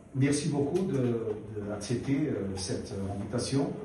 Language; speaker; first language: French; non-native, learner; Portuguese